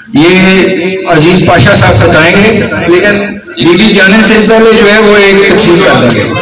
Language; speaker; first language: Urdu; non-native, local second language; Punjabi